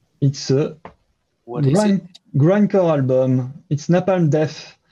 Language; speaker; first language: English; non-native, learner; French